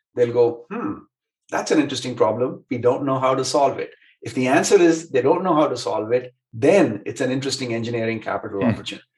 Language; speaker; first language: English; non-native, local second language; Hindi